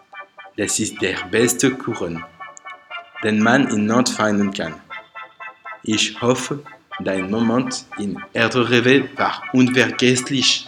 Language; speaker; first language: German; non-native, learner; French